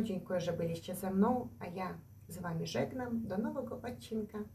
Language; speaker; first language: Polish; non-native, fluent; Ukrainian